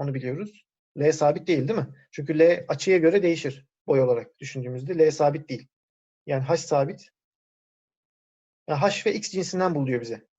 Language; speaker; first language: Turkish; native; Turkish